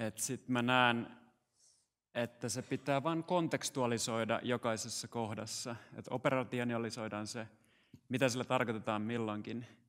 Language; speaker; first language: Finnish; native; Finnish